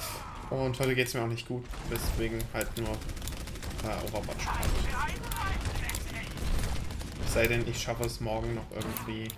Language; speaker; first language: German; native; German